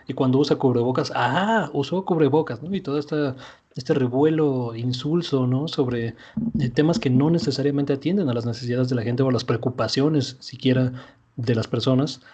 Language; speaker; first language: Spanish; native; Spanish